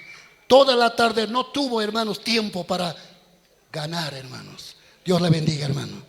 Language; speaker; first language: Spanish; native; Spanish